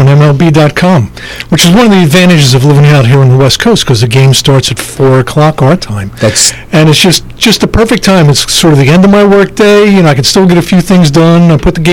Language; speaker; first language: English; native; English